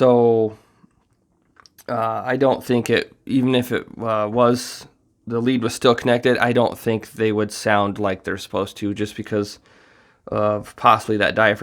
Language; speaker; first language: English; native; English